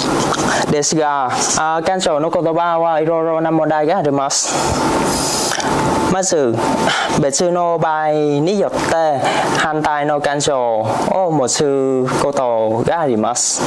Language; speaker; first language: Japanese; non-native, learner; Vietnamese